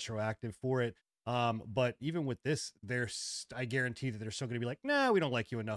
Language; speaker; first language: English; native; English